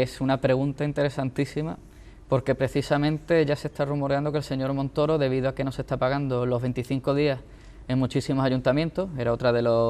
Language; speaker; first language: Spanish; native; Spanish